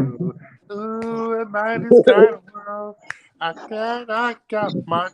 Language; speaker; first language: English; native; English